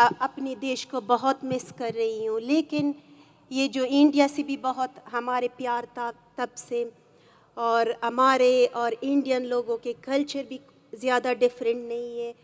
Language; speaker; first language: Hindi; non-native, fluent; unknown